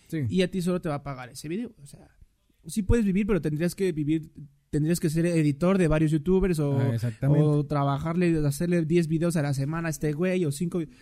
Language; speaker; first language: Spanish; native; Spanish